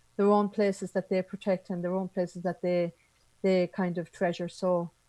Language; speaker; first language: English; native; English